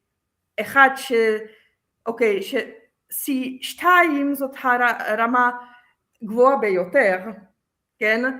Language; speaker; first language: Hebrew; non-native, fluent; Czech